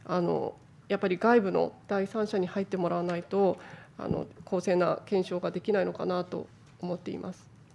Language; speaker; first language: Japanese; native; Japanese